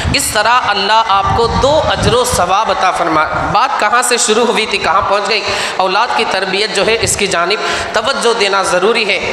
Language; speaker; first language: Urdu; native; Urdu